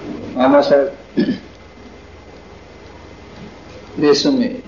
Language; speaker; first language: Spanish; non-native, fluent; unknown